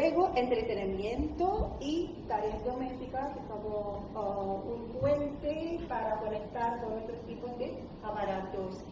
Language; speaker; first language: Spanish; non-native, learner; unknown